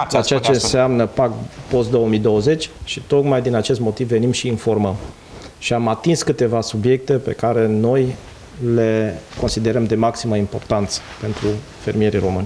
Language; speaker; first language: Romanian; native; Romanian